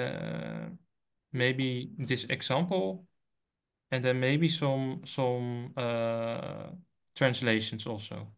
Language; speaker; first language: English; non-native, fluent; Dutch